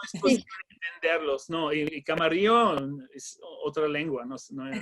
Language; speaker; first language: Spanish; non-native, learner; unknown